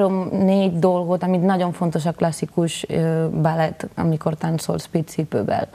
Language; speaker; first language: Hungarian; non-native, fluent; Spanish